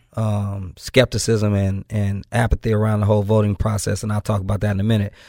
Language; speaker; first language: English; native; English